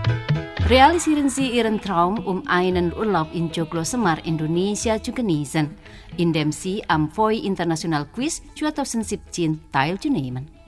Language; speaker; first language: German; non-native, fluent; Indonesian